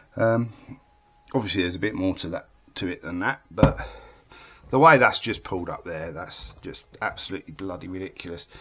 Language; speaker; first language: English; native; English